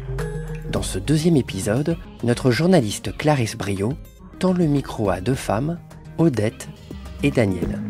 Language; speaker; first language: French; native; French